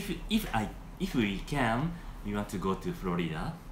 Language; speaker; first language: English; non-native, learner; Japanese